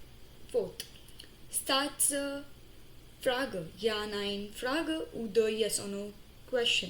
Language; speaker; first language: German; non-native, fluent; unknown